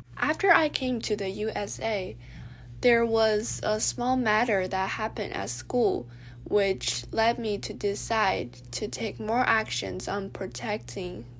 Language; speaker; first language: English; non-native, fluent; Chinese